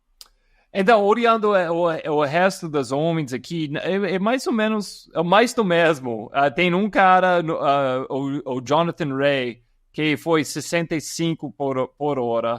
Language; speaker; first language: Portuguese; non-native, fluent; English